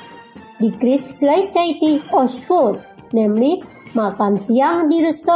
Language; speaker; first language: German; non-native, learner; Indonesian